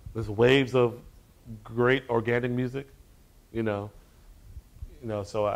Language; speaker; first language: English; native; English